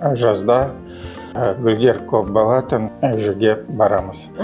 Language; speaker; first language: Kazakh; non-native, local second language; Russian